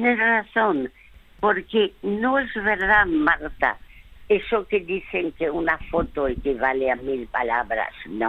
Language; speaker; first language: Spanish; early bilingual, other home language; French